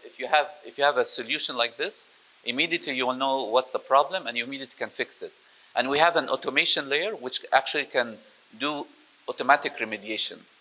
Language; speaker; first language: English; non-native, fluent; Arabic